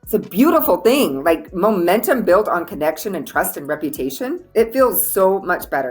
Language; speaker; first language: English; native; English